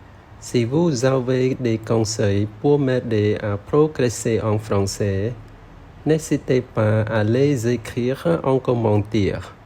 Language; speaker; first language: French; non-native, learner; Khmer